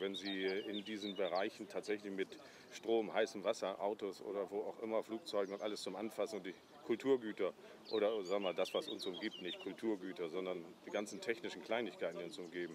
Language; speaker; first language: German; native; German